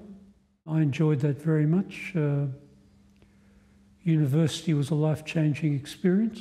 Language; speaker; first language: English; native; English